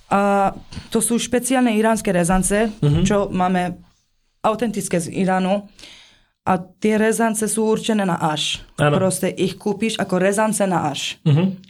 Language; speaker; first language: Slovak; non-native, fluent; Persian